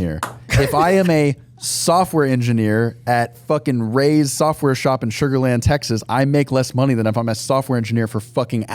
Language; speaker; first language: English; native; English